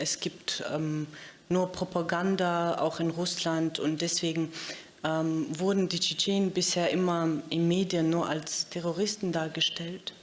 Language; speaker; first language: German; non-native, fluent; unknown